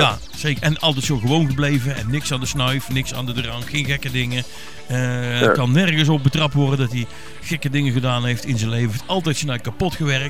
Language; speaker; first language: Dutch; native; Dutch